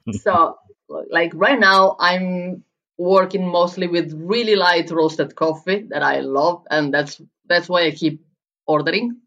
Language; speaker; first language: English; non-native, fluent; Italian